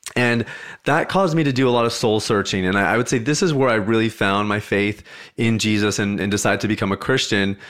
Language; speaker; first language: English; early bilingual, other home language; Hindi